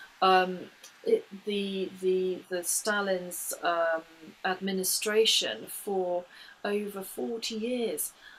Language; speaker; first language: English; native; English